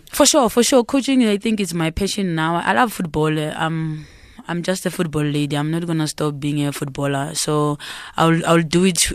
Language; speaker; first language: English; non-native, local second language; Zulu